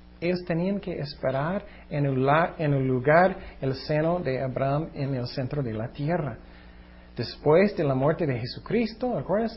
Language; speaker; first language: Spanish; non-native, fluent; English